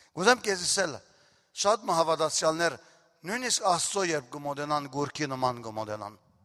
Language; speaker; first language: Armenian; early bilingual, heritage; Armenian